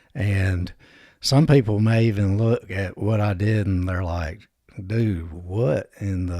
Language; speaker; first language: English; native; English